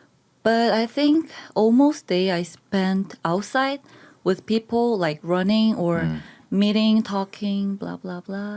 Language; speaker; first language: English; non-native, learner; Korean